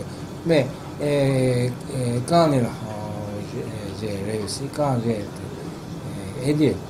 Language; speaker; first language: French; non-native, fluent; Japanese